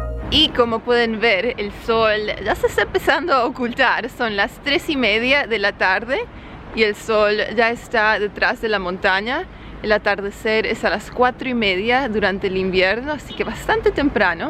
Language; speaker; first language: Spanish; native; Spanish